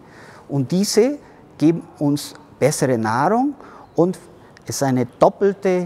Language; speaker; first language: German; early bilingual, heritage; German